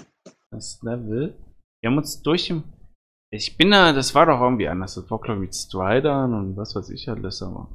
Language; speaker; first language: German; native; German